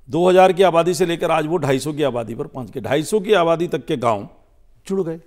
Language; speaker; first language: Hindi; native; Hindi